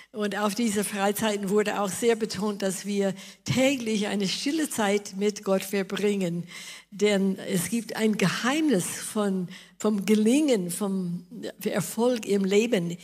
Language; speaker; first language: German; non-native, fluent; English